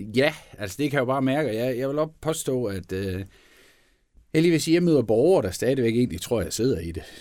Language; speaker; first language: Danish; native; Danish